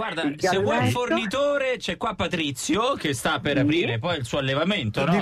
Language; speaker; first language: Italian; native; Italian